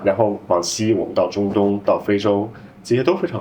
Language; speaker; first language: Chinese; native; Chinese